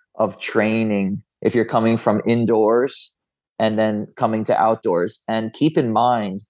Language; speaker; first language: English; native; English